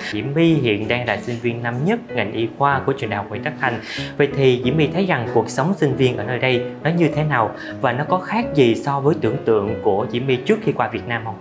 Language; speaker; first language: Vietnamese; native; Vietnamese